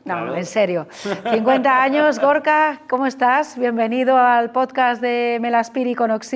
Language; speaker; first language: Spanish; native; Spanish